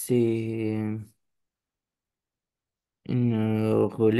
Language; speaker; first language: French; non-native, learner; Romanian